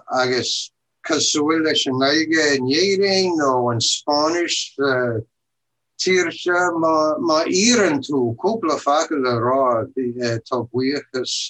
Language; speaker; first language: Irish; non-native, learner; English